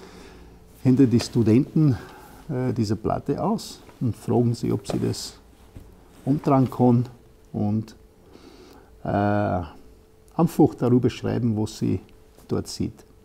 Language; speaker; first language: German; non-native, fluent; English